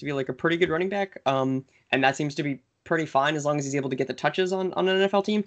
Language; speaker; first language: English; native; English